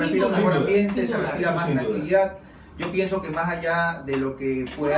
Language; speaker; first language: Spanish; native; Spanish